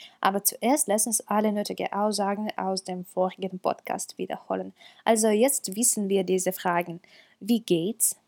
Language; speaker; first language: German; non-native, fluent; Russian